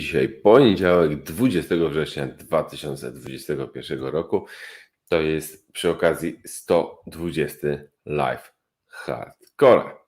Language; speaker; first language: Polish; native; Polish